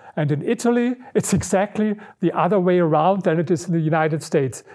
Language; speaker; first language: English; non-native, fluent; German